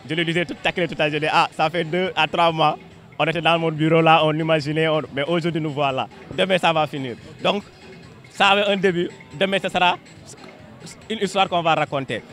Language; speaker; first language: French; non-native, local second language; Wolof